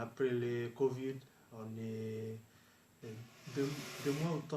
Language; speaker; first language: French; non-native, learner; Fijian